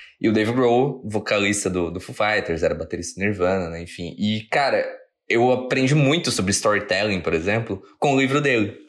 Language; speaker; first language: Portuguese; native; Portuguese